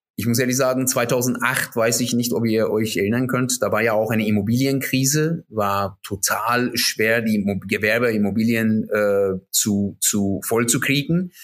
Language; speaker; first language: German; non-native, fluent; Persian